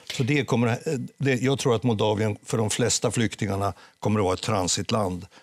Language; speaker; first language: Swedish; native; Swedish